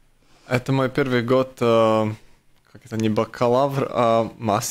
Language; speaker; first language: Russian; non-native, local second language; Latvian